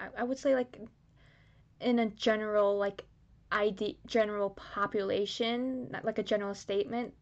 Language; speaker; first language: English; early bilingual, other home language; Chinese